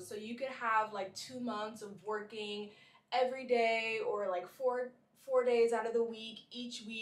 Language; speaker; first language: English; native; English